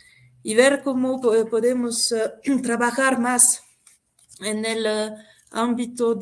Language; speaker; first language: Spanish; non-native, fluent; French